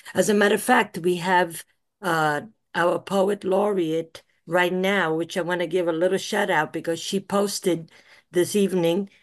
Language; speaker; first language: English; early bilingual, other home language; Italian